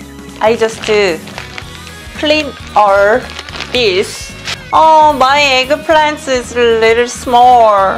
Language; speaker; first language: English; non-native, learner; Korean